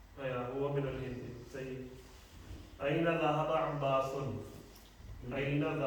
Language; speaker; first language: Arabic; non-native, fluent; Urdu